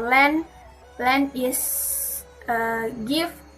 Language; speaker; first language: English; non-native, learner; Indonesian